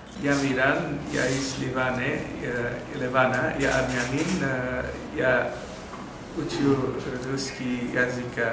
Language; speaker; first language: Russian; non-native, learner; Armenian